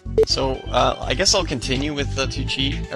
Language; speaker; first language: English; native; English